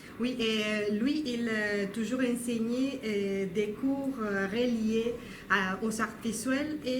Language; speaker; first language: French; non-native, learner; Spanish